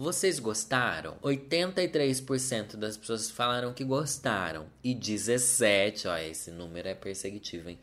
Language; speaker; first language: Portuguese; native; Portuguese